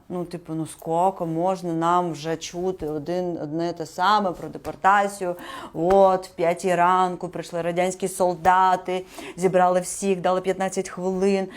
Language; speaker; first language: Ukrainian; non-native, local second language; Crimean Tatar